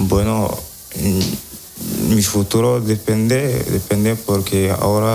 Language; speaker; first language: Spanish; non-native, learner; Wolof